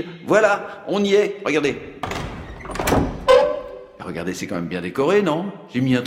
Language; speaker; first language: French; native; French